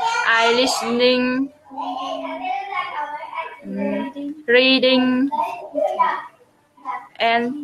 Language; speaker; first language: English; non-native, learner; Vietnamese